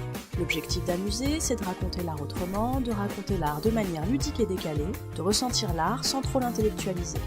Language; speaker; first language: French; native; French